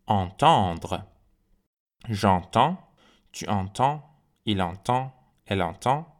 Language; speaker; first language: French; non-native, fluent; Persian